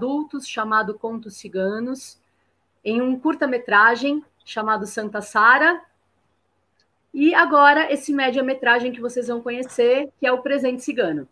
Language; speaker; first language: Portuguese; native; Portuguese